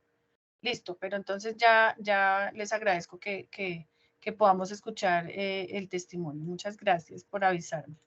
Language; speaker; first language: Spanish; native; Spanish